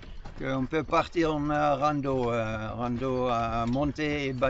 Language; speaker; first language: French; non-native, learner; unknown